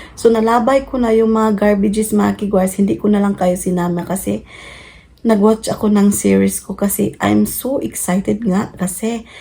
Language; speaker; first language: Filipino; non-native, local second language; Cebuano